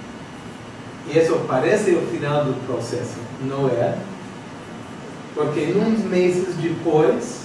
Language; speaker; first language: Portuguese; non-native, fluent; English